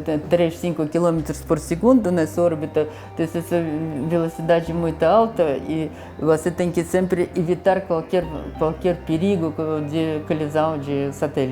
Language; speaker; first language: Portuguese; non-native, fluent; Russian